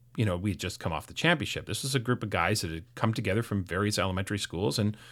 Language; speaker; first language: English; native; English